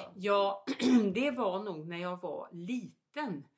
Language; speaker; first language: Swedish; native; Swedish